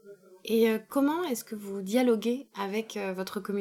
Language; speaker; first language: French; native; French